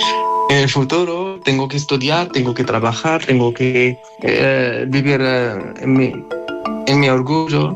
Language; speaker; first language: Spanish; non-native, learner; Arabic